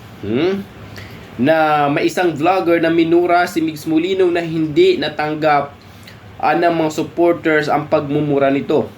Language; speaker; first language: Filipino; non-native, local second language; Cebuano